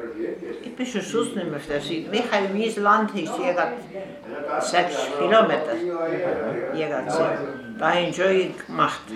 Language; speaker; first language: German; early bilingual, heritage; German